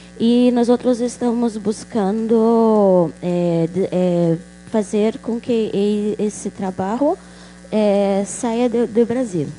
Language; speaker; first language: Portuguese; non-native, local second language; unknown